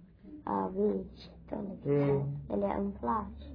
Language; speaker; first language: French; non-native, learner; English